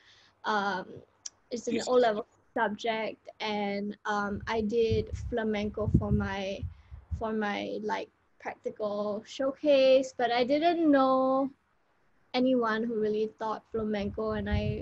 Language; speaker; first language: English; native; English